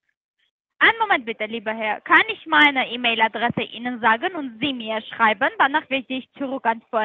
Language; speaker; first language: German; non-native, learner; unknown